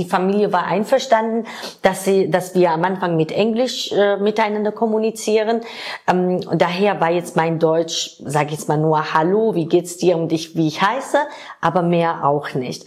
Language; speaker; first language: German; non-native, fluent; Georgian